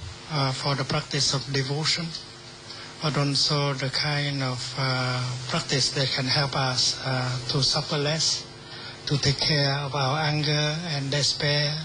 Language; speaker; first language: English; non-native, fluent; Vietnamese